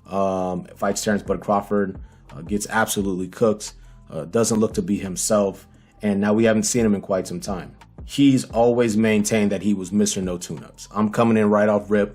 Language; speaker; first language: English; native; English